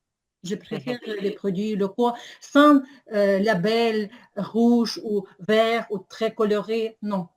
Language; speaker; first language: French; non-native, fluent; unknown